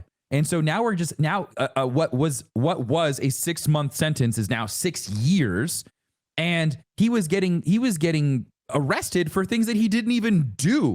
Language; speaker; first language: English; native; English